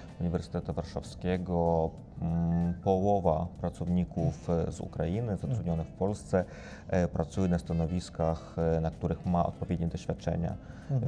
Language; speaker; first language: Polish; non-native, fluent; Ukrainian